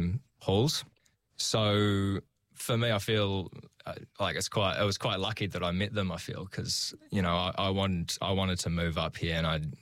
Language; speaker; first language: English; native; English